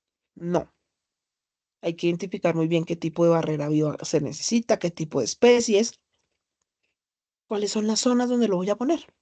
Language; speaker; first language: Spanish; native; Spanish